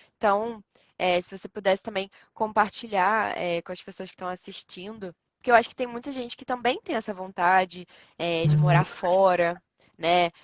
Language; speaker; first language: Portuguese; native; Portuguese